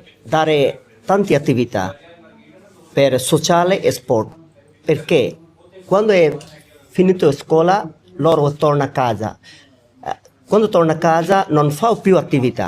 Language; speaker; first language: Italian; non-native, learner; Bangla